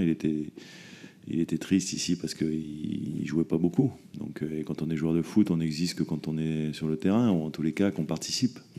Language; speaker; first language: French; native; French